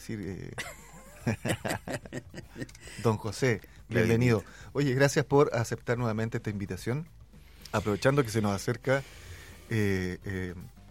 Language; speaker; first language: Spanish; native; Spanish